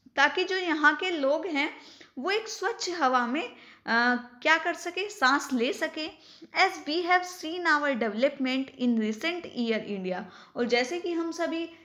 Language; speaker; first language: Hindi; native; Hindi